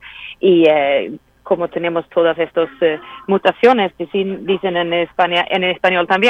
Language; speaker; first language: Spanish; non-native, fluent; Swedish